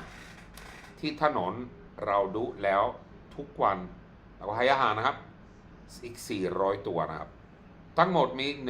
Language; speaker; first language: Thai; non-native, fluent; Swedish